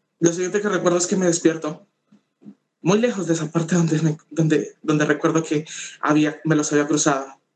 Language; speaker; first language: Spanish; native; Spanish